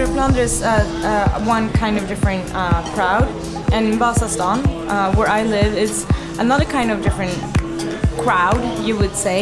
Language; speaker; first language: English; non-native, fluent; Swedish